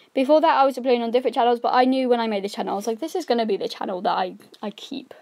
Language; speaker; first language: English; native; English